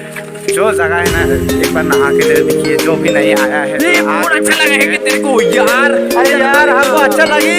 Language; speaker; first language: Hindi; non-native, local second language; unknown